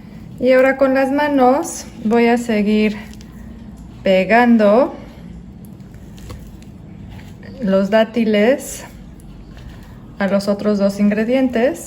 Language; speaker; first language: Spanish; non-native, fluent; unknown